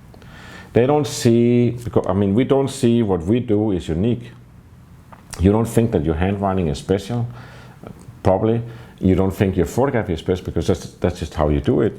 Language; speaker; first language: English; non-native, fluent; Danish